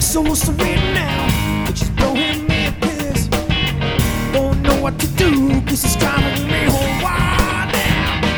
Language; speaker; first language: English; native; English